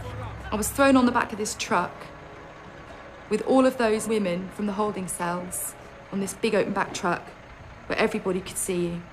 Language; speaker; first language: English; native; English